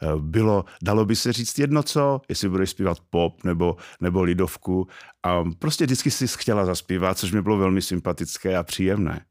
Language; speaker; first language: Czech; native; Czech